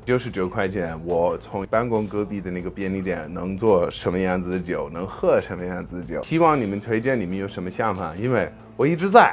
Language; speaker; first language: Chinese; non-native, fluent; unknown